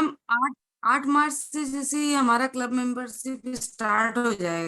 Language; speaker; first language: Hindi; native; Hindi